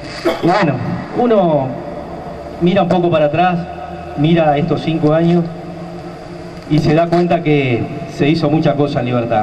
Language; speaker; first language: Spanish; native; Spanish